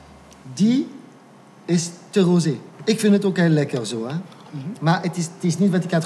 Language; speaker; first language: Dutch; non-native, fluent; French